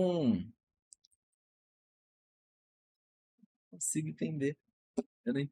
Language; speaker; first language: Portuguese; native; Portuguese